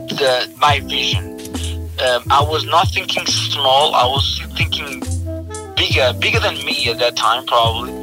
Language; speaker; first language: English; non-native, fluent; Portuguese